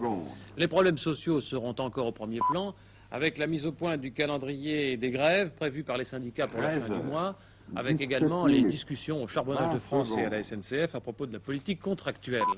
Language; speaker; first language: French; native; French